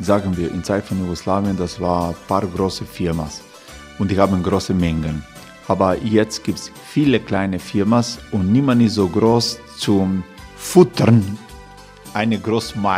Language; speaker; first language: German; non-native, learner; Croatian